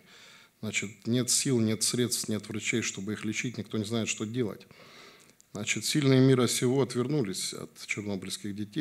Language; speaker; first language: Russian; native; Russian